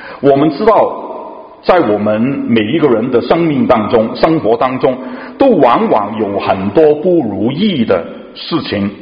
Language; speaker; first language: Chinese; non-native, local second language; Cantonese